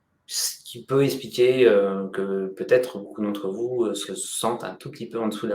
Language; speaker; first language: French; native; French